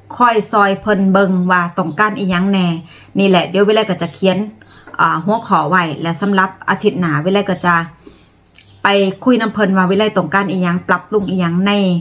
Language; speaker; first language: Thai; native; Thai